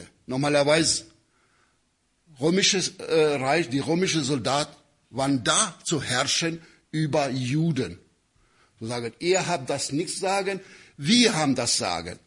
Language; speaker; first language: German; non-native, learner; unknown